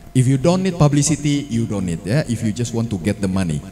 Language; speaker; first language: English; non-native, fluent; Indonesian